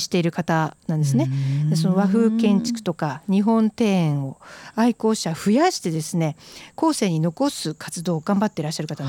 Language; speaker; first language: Japanese; native; Japanese